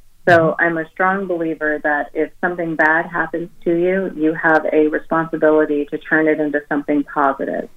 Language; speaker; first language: English; native; English